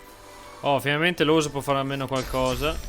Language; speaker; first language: Italian; native; Italian